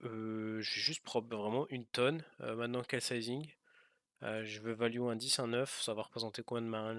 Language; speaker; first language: French; native; French